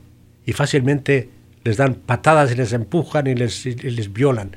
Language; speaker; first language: Spanish; native; Spanish